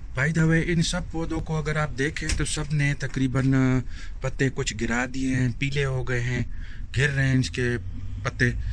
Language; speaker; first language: Urdu; native; Urdu